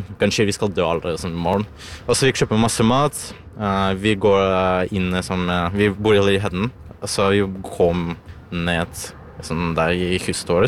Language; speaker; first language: Norwegian; non-native, learner; Ukrainian